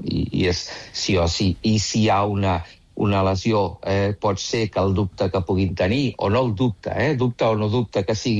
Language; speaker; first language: Catalan; native; Catalan